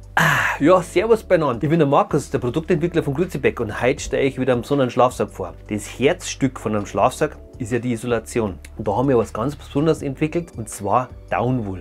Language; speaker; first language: German; native; German